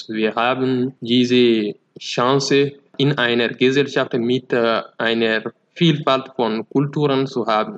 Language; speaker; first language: German; non-native, fluent; Fula